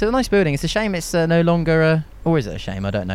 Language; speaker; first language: English; native; English